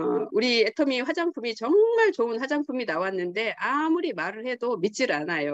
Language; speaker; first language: Korean; native; Korean